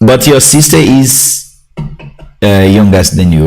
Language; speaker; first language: English; non-native, learner; Portuguese